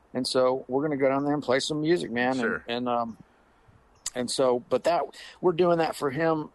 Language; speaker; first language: English; native; English